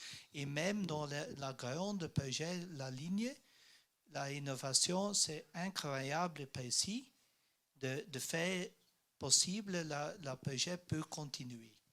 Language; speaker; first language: French; non-native, learner; Dutch